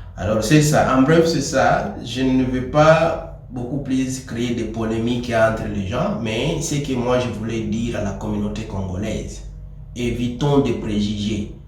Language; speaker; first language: French; non-native, local second language; Swahili